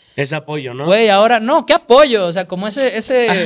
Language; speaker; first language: Spanish; native; Spanish